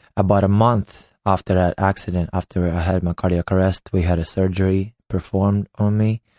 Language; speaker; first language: English; non-native, fluent; Ukrainian